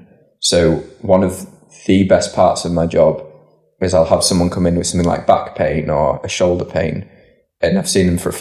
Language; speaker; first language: English; native; English